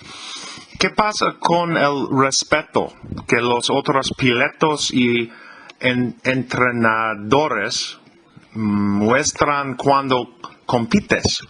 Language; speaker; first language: Spanish; non-native, learner; English